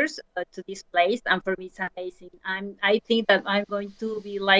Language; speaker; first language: English; non-native, learner; Spanish